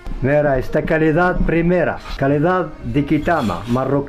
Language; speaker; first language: Spanish; non-native, learner; Arabic